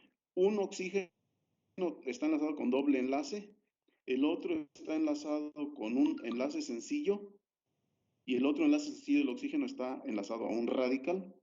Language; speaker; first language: Spanish; native; Spanish